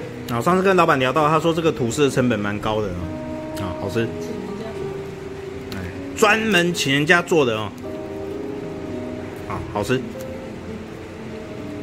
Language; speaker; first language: Chinese; native; Chinese